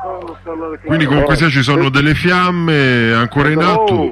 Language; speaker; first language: Italian; native; Italian